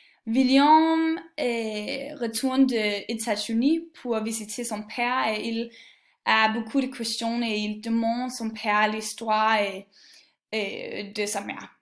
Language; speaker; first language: French; non-native, learner; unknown